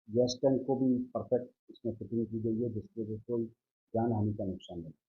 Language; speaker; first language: Hindi; non-native, local second language; Gujarati